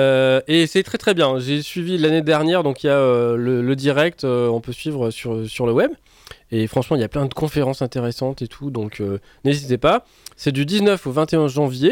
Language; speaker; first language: French; native; French